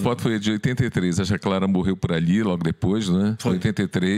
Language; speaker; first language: Portuguese; native; Portuguese